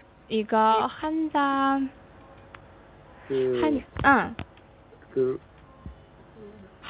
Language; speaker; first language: Korean; non-native, fluent; Chinese